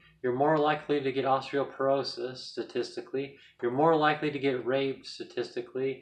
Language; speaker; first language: English; native; English